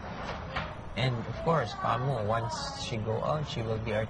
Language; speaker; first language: English; non-native, learner; Filipino